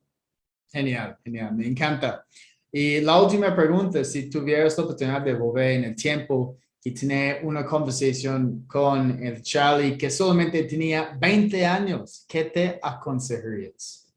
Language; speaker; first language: Spanish; non-native, fluent; English